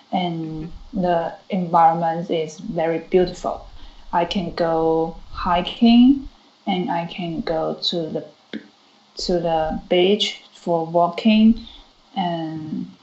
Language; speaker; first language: English; non-native, learner; Chinese